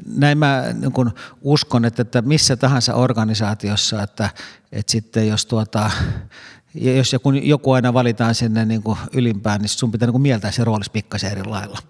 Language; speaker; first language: Finnish; native; Finnish